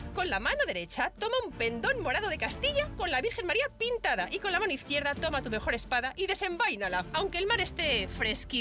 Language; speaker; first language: Spanish; native; Spanish